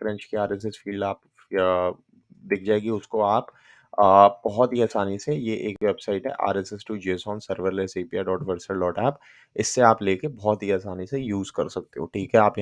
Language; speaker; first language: Hindi; native; Hindi